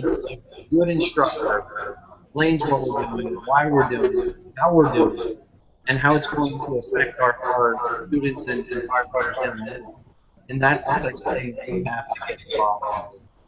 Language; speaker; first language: English; native; English